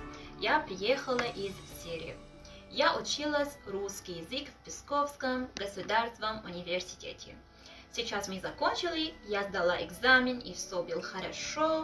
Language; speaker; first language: Russian; non-native, learner; Arabic